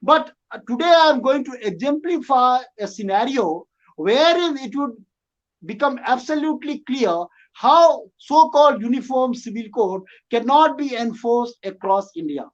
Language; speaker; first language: English; non-native, local second language; Maithili